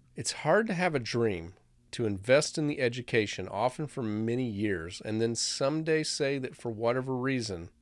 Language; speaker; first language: English; native; English